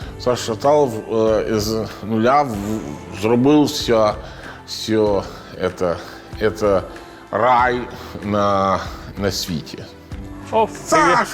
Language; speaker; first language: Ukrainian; non-native, learner; Italian